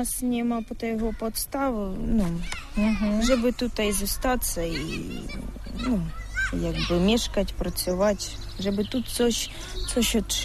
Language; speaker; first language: Polish; non-native, learner; Russian